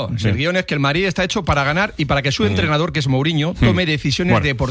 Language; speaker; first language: Spanish; native; Spanish